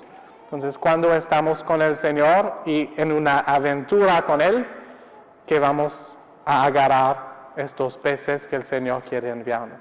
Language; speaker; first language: Spanish; non-native, fluent; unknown